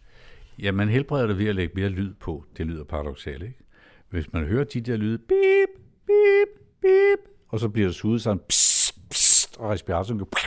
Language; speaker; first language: Danish; native; Danish